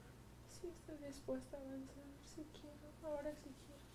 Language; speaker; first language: Spanish; native; Spanish